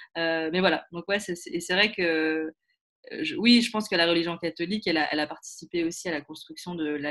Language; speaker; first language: French; native; French